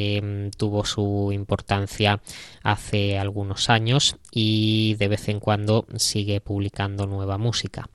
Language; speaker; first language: Spanish; native; Spanish